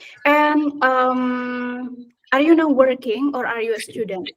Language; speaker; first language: English; non-native, fluent; Indonesian